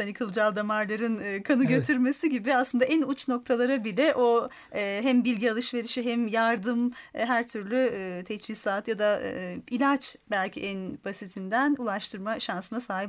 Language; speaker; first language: Turkish; native; Turkish